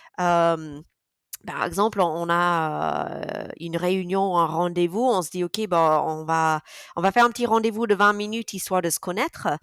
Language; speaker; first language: French; non-native, fluent; English